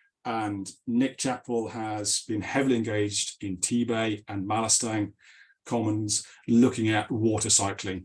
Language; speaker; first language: English; native; English